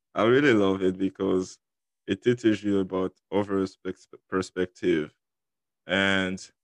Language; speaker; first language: English; non-native, fluent; French